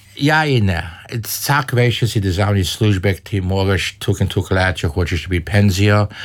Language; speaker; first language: Slovenian; early bilingual, heritage; Slovenian